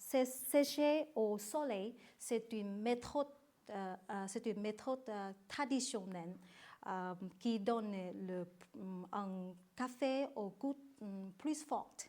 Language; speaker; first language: French; non-native, learner; Vietnamese